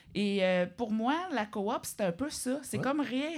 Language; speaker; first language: French; native; French